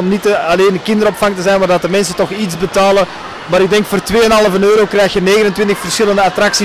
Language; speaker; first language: Dutch; native; Dutch